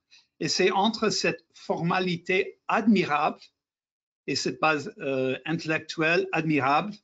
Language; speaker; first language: French; non-native, fluent; English